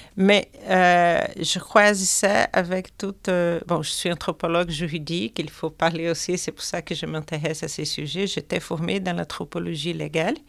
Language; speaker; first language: French; non-native, fluent; Portuguese